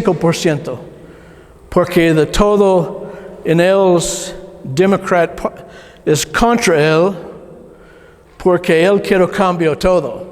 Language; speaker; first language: Spanish; non-native, learner; English